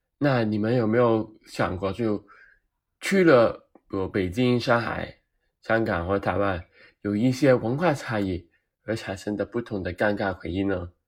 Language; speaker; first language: Chinese; non-native, local second language; Cantonese